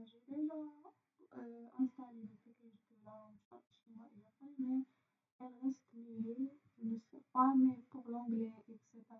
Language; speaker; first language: French; non-native, fluent; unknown